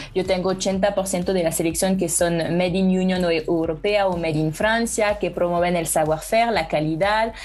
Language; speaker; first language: Spanish; non-native, fluent; French